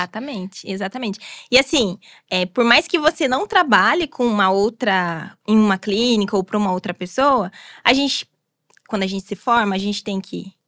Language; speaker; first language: Portuguese; native; Portuguese